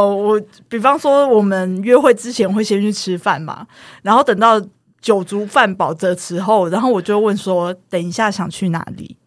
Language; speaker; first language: Chinese; native; Chinese